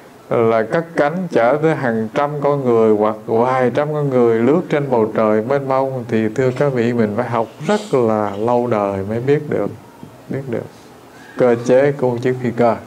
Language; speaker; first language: Vietnamese; native; Vietnamese